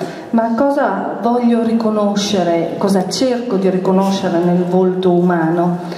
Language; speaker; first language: Italian; native; Italian